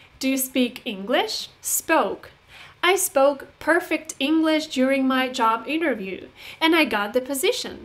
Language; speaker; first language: English; non-native, fluent; Russian